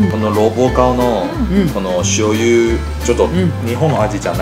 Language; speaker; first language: Japanese; non-native, learner; Chinese